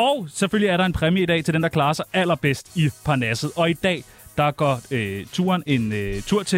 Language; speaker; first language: Danish; native; Danish